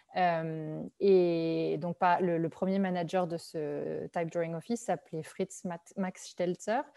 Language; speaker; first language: French; native; French